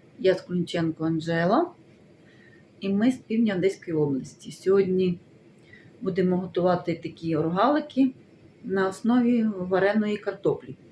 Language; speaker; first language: Ukrainian; non-native, local second language; Russian